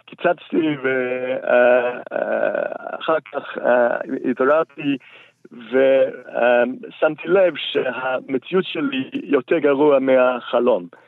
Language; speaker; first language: Hebrew; non-native, fluent; English